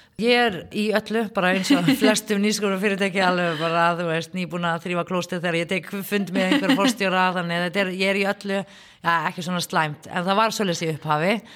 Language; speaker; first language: Icelandic; non-native, fluent; Arabic